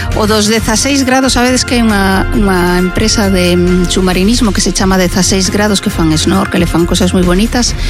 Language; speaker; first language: Galician; non-native, local second language; Spanish